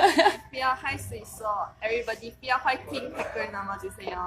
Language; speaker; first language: Korean; non-native, learner; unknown